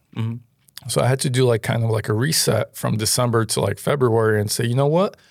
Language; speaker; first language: English; non-native, fluent; Ukrainian